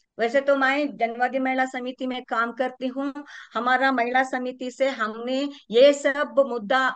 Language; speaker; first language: Hindi; non-native, local second language; Kannada